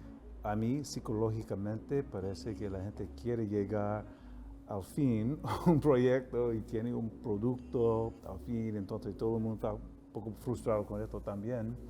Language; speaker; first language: Spanish; non-native, fluent; English